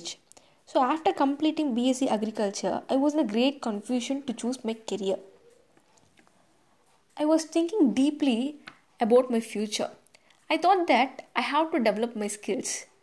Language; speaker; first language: English; non-native, local second language; Tamil